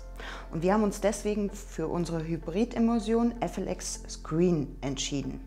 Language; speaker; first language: German; native; German